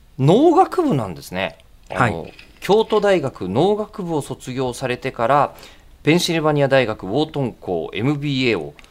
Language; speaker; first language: Japanese; native; Japanese